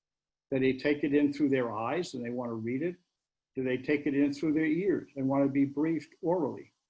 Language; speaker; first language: English; native; English